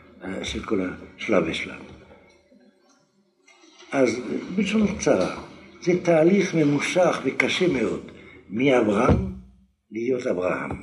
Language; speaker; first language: Hebrew; non-native, fluent; French